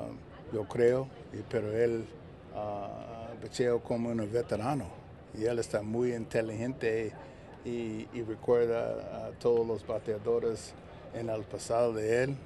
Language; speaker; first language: Spanish; non-native, learner; English